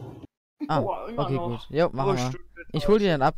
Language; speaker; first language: German; native; German